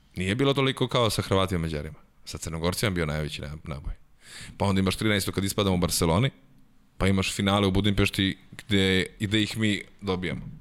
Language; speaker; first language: Serbian; native; Serbian